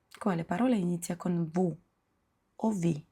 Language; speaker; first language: Italian; non-native, fluent; Ukrainian